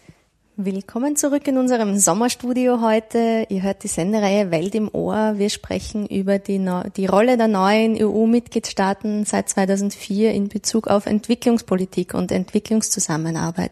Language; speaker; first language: German; native; German